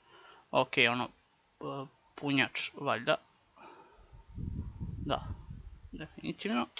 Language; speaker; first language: Croatian; native; Croatian